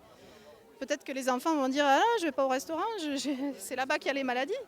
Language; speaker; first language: French; native; French